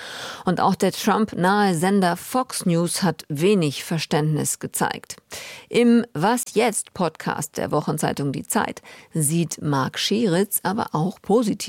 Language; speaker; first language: German; native; German